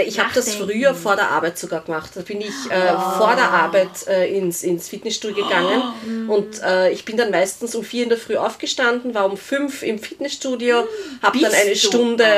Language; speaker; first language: German; native; German